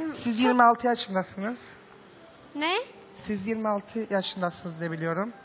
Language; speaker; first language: Turkish; native; Turkish